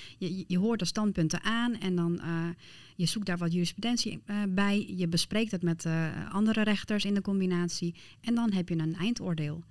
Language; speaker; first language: Dutch; early bilingual, other home language; Persian